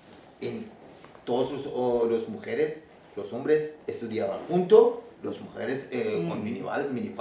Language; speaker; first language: Spanish; non-native, learner; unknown